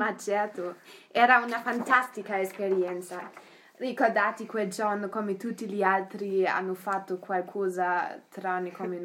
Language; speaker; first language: Italian; non-native, learner; German